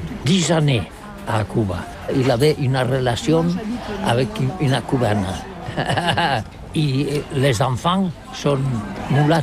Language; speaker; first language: French; non-native, learner; Catalan